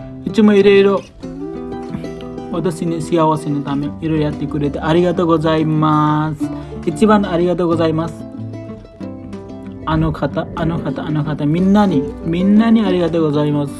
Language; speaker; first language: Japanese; non-native, learner; Nepali